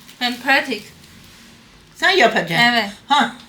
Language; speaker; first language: Turkish; non-native, learner; Chinese